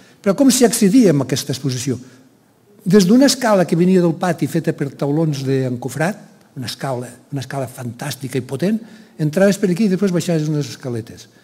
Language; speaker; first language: Catalan; native; Catalan